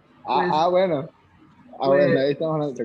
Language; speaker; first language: Spanish; native; Spanish